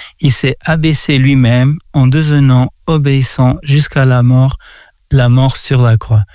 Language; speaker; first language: French; non-native, fluent; Portuguese